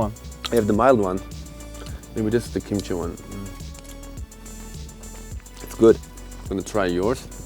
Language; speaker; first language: English; non-native, local second language; Mongolian